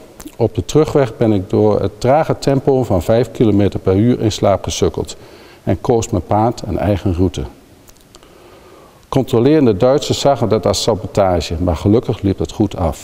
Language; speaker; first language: Dutch; native; Dutch